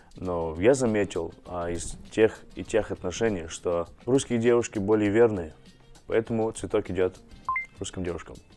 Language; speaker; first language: Russian; non-native, fluent; English